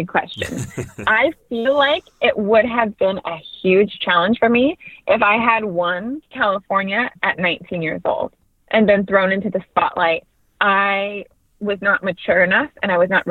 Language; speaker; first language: English; native; English